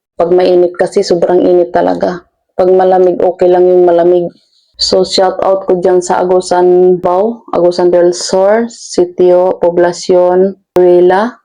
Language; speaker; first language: Filipino; non-native, local second language; Cebuano